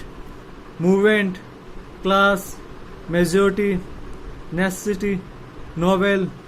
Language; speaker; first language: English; non-native, local second language; Hindi